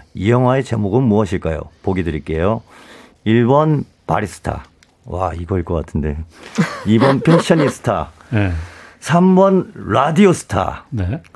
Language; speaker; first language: Korean; native; Korean